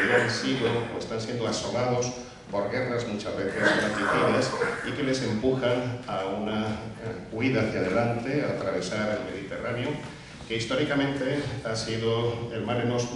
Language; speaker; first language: Spanish; native; Spanish